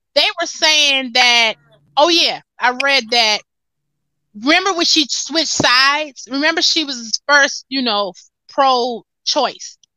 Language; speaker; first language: English; native; English